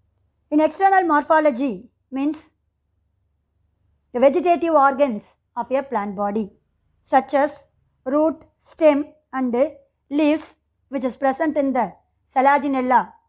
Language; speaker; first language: English; non-native, local second language; Tamil